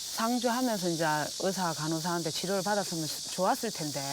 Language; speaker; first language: Korean; native; Korean